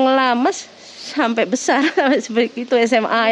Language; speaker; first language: Indonesian; native; Indonesian